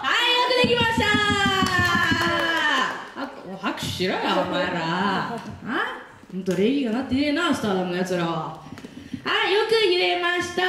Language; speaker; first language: Japanese; native; Japanese